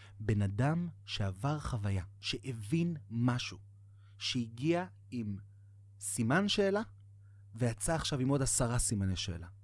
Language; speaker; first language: Hebrew; native; Hebrew